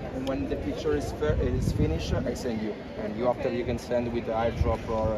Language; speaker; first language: English; non-native, learner; Italian